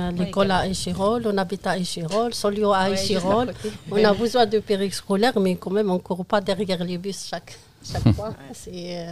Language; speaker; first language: French; non-native, fluent; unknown